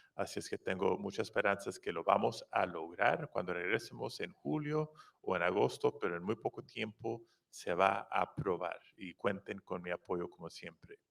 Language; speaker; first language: Spanish; early bilingual, heritage; Spanish